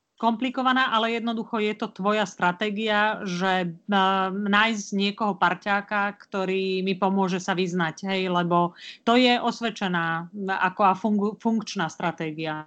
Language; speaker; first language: Slovak; native; Slovak